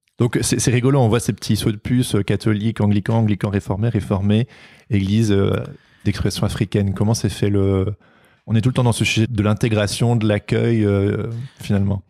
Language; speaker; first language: French; native; French